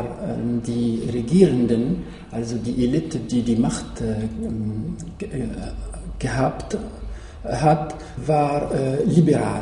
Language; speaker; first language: German; non-native, fluent; Arabic